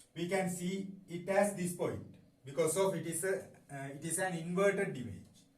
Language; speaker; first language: English; non-native, local second language; Sinhala